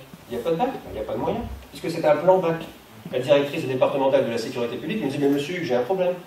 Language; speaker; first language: French; native; French